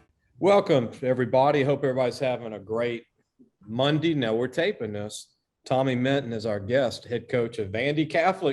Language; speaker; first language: English; native; English